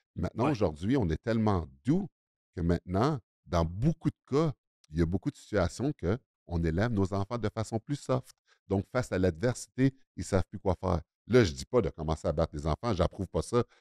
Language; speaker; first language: French; native; French